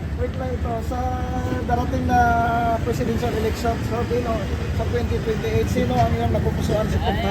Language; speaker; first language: Filipino; native; Filipino